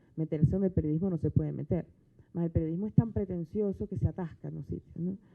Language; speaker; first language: Spanish; native; Spanish